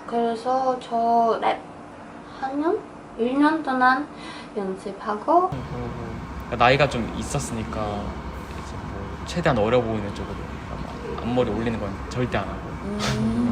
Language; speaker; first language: Korean; non-native, fluent; Thai